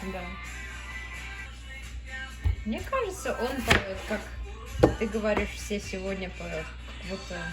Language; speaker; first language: Russian; early bilingual, heritage; English